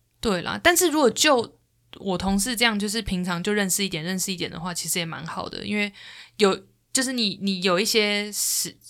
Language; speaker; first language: Chinese; native; Chinese